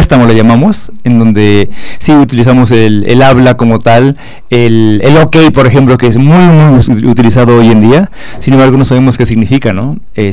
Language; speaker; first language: Spanish; non-native, local second language; Nahuatl languages